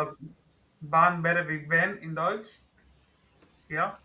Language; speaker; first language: German; non-native, learner; Spanish